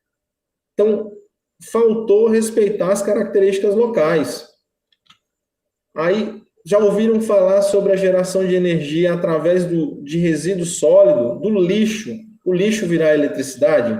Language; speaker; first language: Portuguese; native; Portuguese